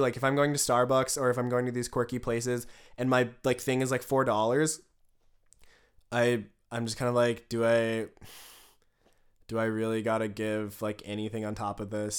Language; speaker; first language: English; native; English